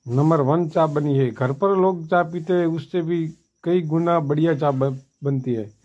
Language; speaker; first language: Hindi; non-native, local second language; Gujarati